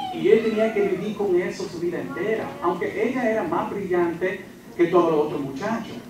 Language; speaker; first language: Spanish; early bilingual, heritage; Spanish